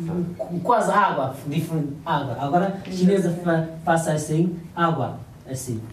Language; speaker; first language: Portuguese; non-native, learner; Chinese